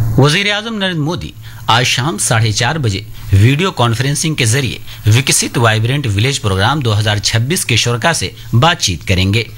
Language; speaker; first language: Urdu; native; Urdu